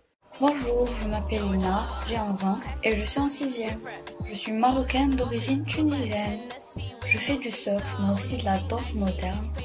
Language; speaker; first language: French; non-native, local second language; Arabic